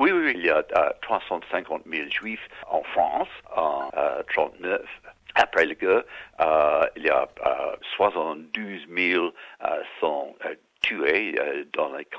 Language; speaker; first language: French; non-native, learner; English